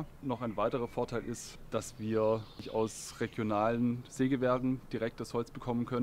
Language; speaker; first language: German; native; German